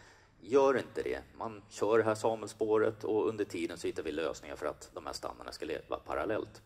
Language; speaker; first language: Swedish; native; Swedish